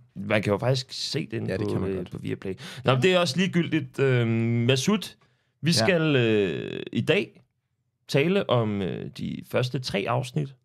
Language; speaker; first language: Danish; native; Danish